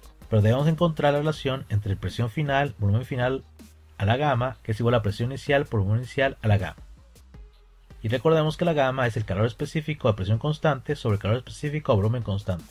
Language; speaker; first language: Spanish; native; Spanish